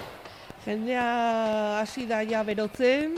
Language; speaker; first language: Basque; non-native, local second language; Spanish